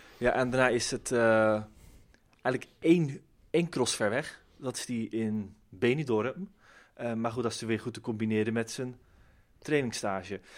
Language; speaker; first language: Dutch; native; Dutch